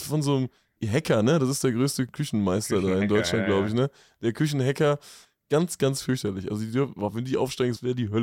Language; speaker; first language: German; native; German